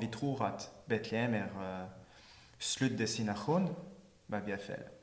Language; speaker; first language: Swedish; non-native, fluent; French